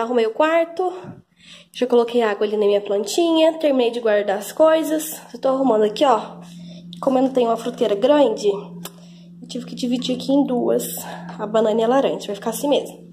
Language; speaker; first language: Portuguese; native; Portuguese